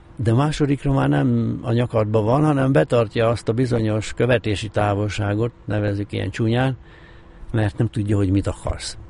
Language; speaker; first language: Hungarian; native; Hungarian